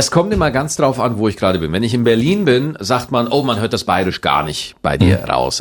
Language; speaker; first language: German; native; German